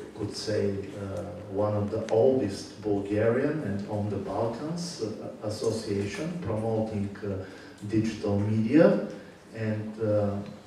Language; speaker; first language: English; non-native, fluent; Bulgarian